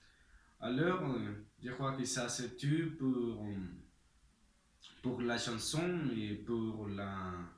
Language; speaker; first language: French; non-native, learner; Spanish